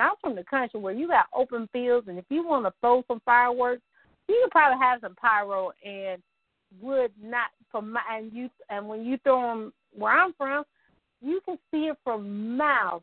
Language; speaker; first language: English; native; English